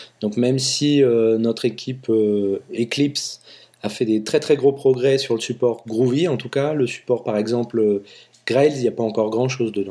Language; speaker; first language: French; native; French